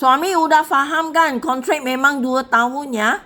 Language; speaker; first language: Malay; non-native, local second language; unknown